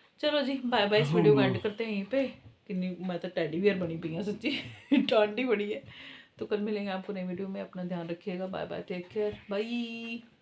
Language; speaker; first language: Hindi; non-native, local second language; Punjabi